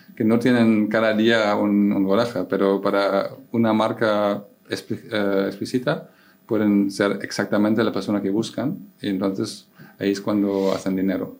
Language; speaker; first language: Spanish; non-native, fluent; German